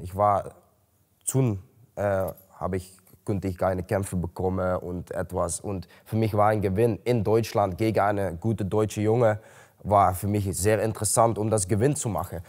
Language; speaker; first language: German; non-native, learner; Dutch